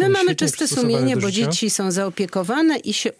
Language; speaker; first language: Polish; native; Polish